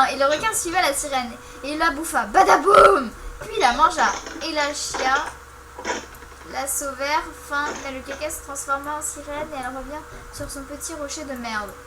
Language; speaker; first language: French; native; French